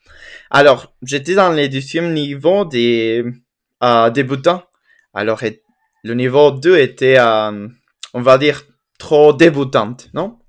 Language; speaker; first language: French; non-native, fluent; Spanish